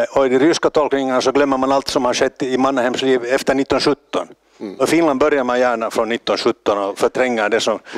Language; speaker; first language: Swedish; native; Swedish